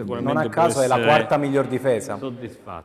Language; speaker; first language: Italian; native; Italian